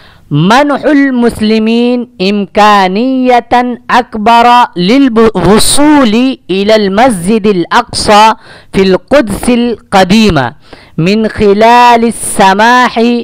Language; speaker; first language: Arabic; non-native, fluent; Urdu